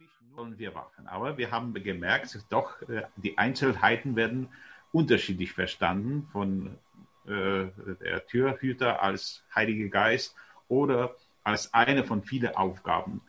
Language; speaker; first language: German; non-native, fluent; Polish